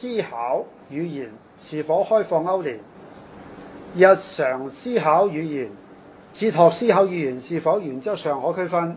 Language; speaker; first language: Chinese; non-native, local second language; Cantonese